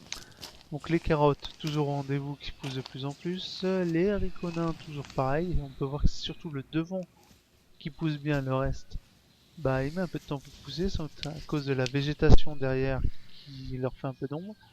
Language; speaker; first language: French; native; French